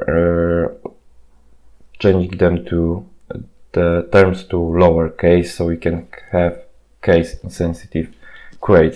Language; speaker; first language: English; non-native, fluent; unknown